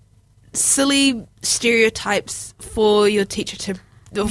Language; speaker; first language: English; native; English